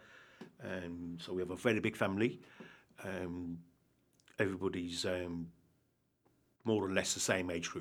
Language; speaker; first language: English; native; English